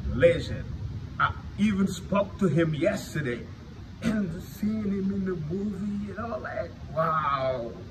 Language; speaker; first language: English; non-native, fluent; Wolof